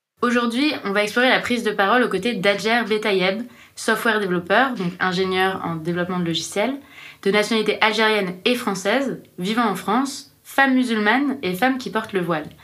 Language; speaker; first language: French; native; French